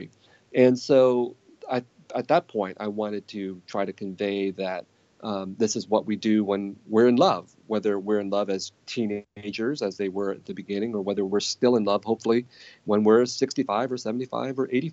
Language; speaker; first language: English; native; English